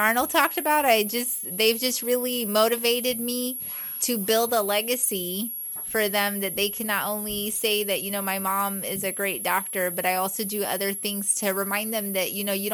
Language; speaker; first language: English; native; English